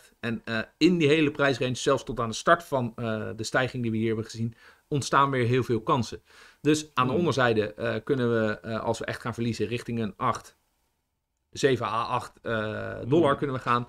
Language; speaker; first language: Dutch; native; Dutch